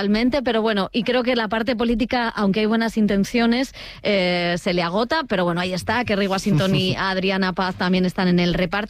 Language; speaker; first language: Spanish; native; Spanish